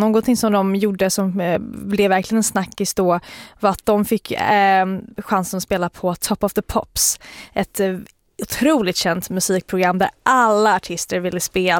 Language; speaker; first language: Swedish; native; Swedish